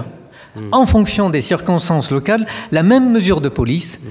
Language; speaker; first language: French; native; French